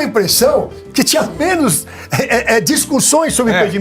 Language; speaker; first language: Portuguese; native; Portuguese